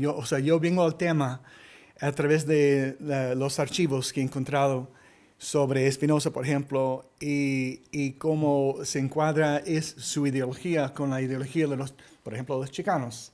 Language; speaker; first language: Spanish; early bilingual, heritage; English